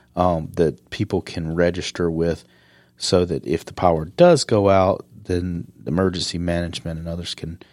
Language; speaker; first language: English; native; English